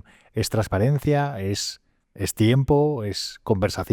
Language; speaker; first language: Spanish; native; Spanish